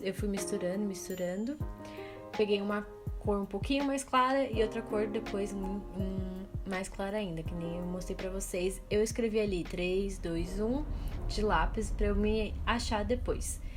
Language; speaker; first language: Portuguese; native; Portuguese